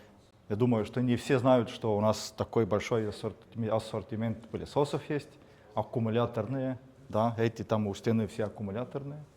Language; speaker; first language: Russian; non-native, fluent; Estonian